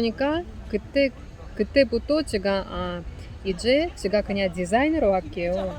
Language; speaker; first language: Korean; non-native, learner; Russian